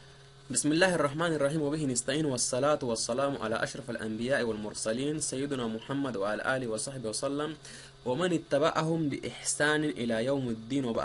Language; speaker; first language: Arabic; native; Arabic